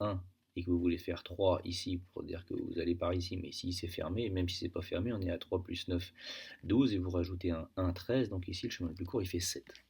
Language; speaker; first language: French; native; French